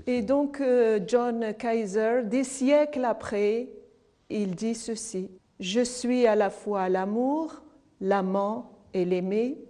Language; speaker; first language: French; non-native, local second language; Arabic